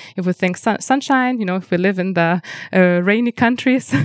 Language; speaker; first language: English; non-native, fluent; Lithuanian